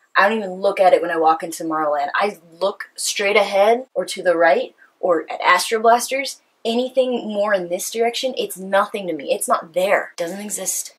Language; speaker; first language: English; native; English